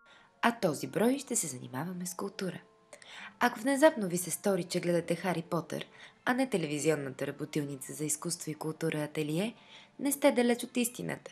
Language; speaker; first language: Bulgarian; native; Bulgarian